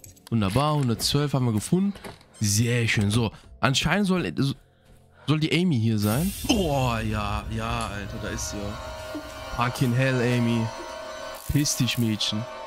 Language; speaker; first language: German; native; German